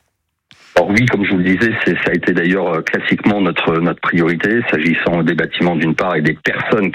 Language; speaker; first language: French; native; French